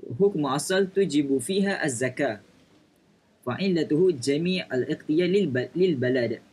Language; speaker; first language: Arabic; non-native, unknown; Malay